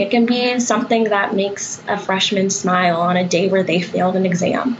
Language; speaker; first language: English; native; English